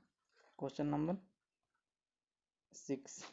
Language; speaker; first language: Hindi; native; Hindi